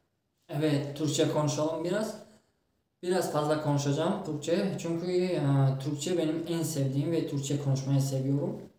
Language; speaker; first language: Turkish; non-native, fluent; Tajik